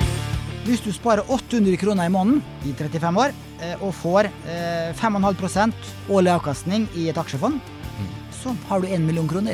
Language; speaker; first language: Norwegian; native; Norwegian